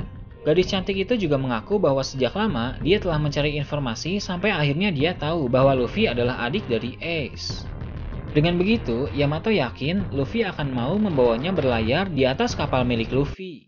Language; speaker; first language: Indonesian; native; Indonesian